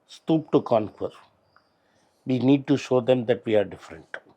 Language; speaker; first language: English; non-native, local second language; Tamil